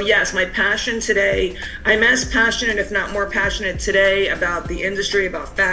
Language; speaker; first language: English; native; English